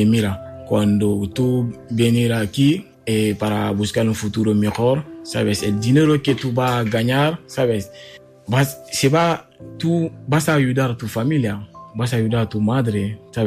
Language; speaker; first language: Spanish; non-native, learner; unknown